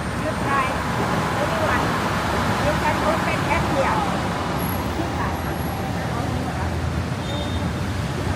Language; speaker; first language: English; non-native, learner; Thai